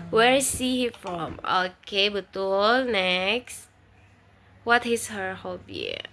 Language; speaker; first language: English; non-native, learner; Indonesian